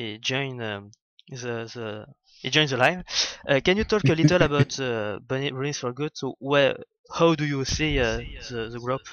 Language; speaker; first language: English; non-native, learner; French